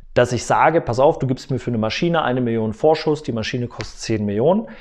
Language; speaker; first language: German; native; German